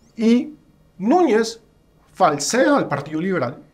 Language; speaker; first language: Spanish; native; Spanish